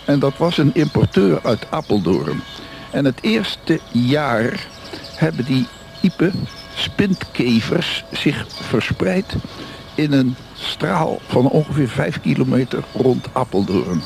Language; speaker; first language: Dutch; native; Dutch